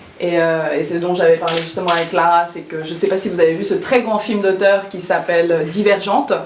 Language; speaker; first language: French; early bilingual, other home language; Korean